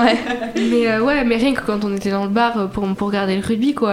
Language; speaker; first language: French; native; French